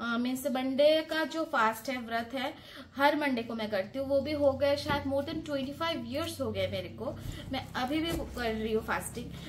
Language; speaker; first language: Hindi; non-native, local second language; Bangla